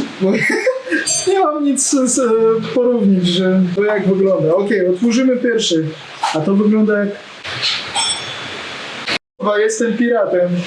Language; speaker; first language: Polish; non-native, learner; Russian